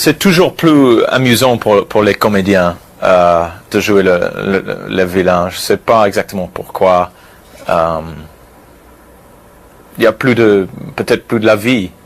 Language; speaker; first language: French; non-native, fluent; English